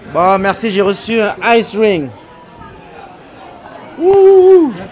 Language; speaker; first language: French; native; French